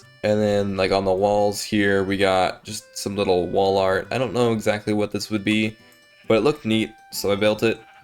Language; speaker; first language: English; native; English